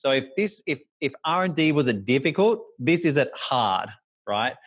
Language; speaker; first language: English; native; English